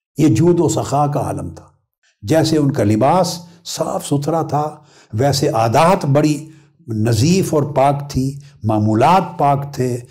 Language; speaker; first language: Urdu; non-native, local second language; Punjabi